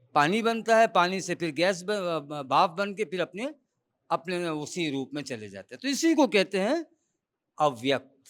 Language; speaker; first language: Urdu; non-native, local second language; Gujarati